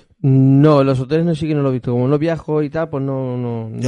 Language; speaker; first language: Spanish; native; Spanish